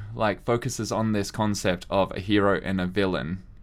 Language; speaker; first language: English; native; English